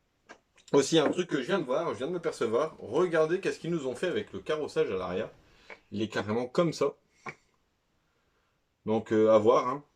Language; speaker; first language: French; native; French